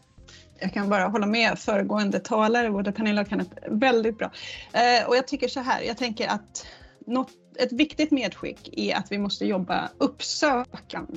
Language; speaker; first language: Swedish; native; Swedish